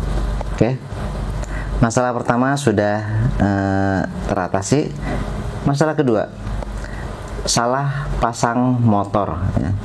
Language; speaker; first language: Indonesian; native; Indonesian